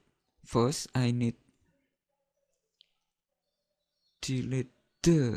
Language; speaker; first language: English; non-native, learner; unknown